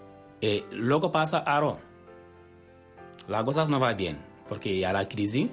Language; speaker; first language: Spanish; non-native, learner; Wolof